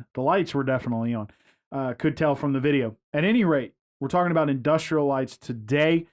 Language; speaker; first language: English; native; English